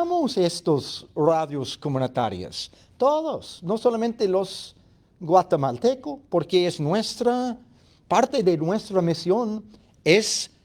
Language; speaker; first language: Spanish; non-native, fluent; English